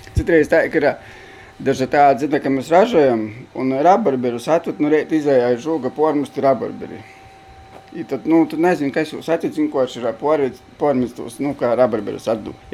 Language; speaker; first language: Latvian; native; Latvian